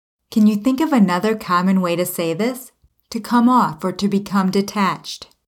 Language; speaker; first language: English; native; English